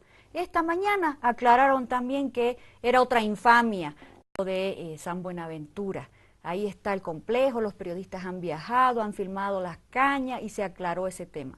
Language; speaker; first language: Spanish; native; Spanish